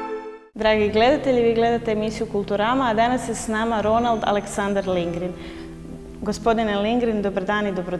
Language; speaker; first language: Croatian; native; Croatian